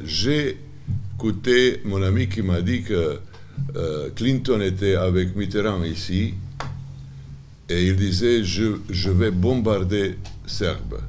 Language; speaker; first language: French; non-native, learner; Serbian